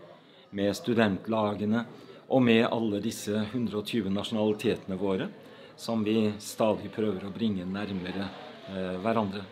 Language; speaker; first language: Norwegian; native; Norwegian